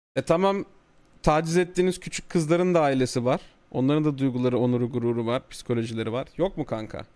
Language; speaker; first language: Turkish; native; Turkish